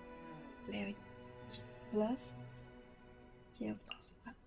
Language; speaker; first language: English; non-native, learner; Vietnamese